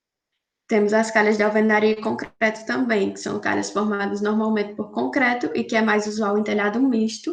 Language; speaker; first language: Portuguese; native; Portuguese